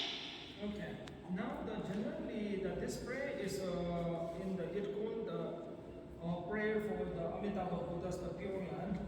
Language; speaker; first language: English; non-native, fluent; Tibetan